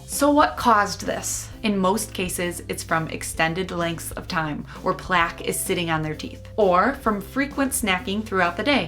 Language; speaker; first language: English; native; English